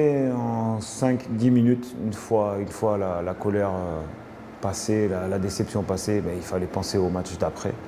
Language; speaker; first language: French; native; French